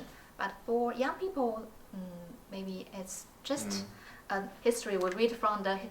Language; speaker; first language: English; non-native, learner; Chinese